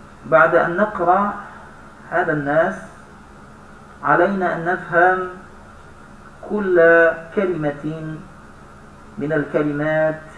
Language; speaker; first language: Arabic; non-native, fluent; Indonesian